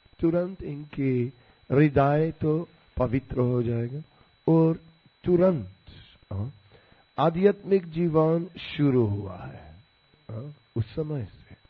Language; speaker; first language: Hindi; non-native, fluent; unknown